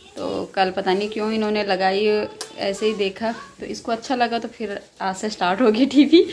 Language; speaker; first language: Hindi; native; Hindi